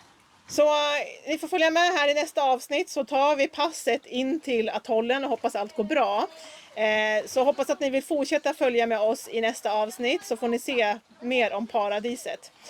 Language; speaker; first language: Swedish; native; Swedish